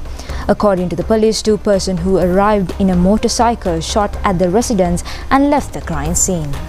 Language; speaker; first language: English; non-native, local second language; Sinhala